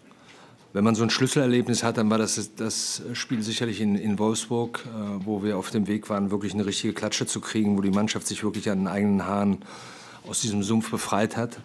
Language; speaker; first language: German; native; German